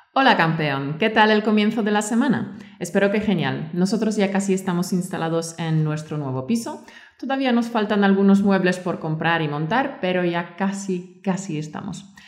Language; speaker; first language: Spanish; native; Spanish